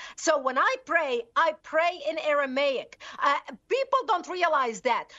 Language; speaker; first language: English; non-native, fluent; Arabic